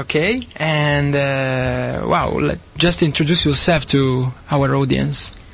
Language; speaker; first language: English; non-native, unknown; Italian